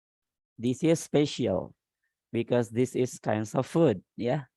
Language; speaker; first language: English; non-native, learner; Indonesian